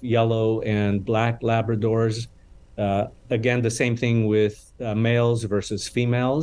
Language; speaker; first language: English; non-native, fluent; Romanian